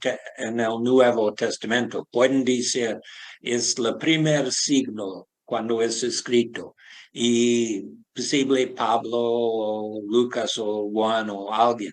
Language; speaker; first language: Spanish; non-native, learner; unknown